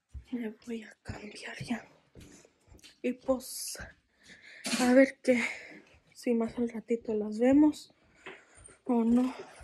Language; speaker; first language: Spanish; early bilingual, heritage; Spanish